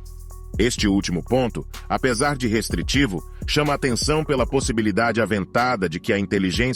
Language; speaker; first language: Portuguese; native; Portuguese